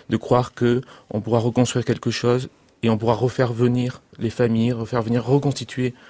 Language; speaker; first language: French; native; French